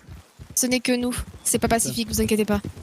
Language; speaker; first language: French; native; French